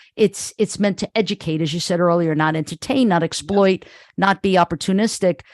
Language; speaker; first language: English; native; English